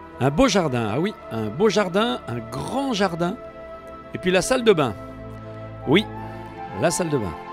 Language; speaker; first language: French; native; French